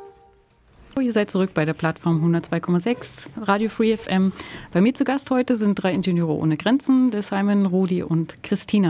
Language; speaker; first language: German; native; German